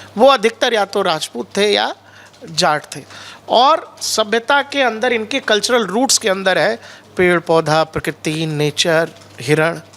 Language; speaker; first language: Hindi; native; Hindi